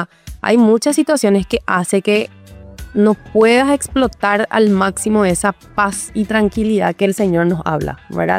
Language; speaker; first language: Spanish; native; Spanish